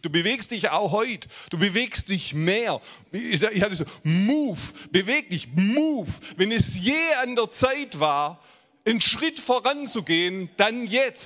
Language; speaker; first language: German; native; German